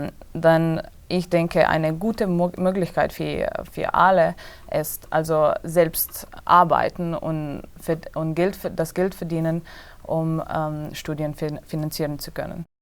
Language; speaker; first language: German; non-native, fluent; Slovenian